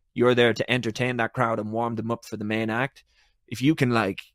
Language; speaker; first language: English; native; English